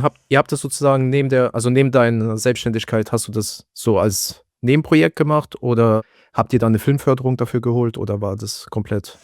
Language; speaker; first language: German; native; German